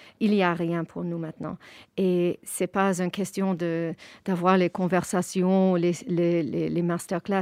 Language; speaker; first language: French; non-native, fluent; English